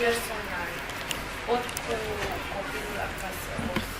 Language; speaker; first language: Romanian; non-native, local second language; Hungarian